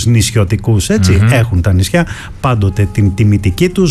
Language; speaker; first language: Greek; native; Greek